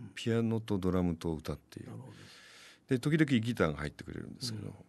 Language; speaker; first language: Japanese; native; Japanese